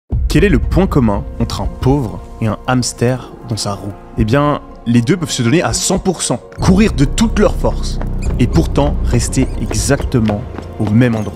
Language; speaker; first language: French; native; French